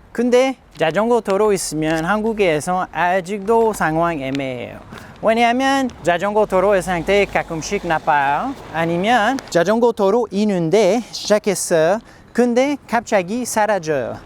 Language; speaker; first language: Korean; non-native, learner; English